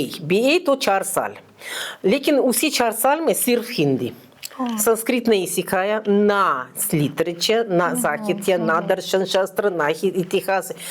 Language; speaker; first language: Hindi; non-native, fluent; Russian